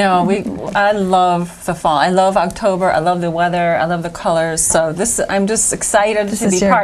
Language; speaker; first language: English; native; English